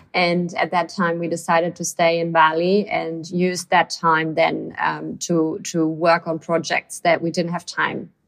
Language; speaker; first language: English; non-native, fluent; German